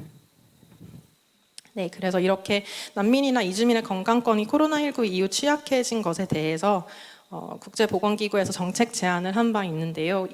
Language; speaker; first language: Korean; native; Korean